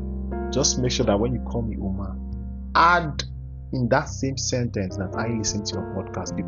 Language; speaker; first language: English; non-native, local second language; Igbo